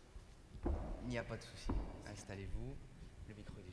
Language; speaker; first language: French; native; French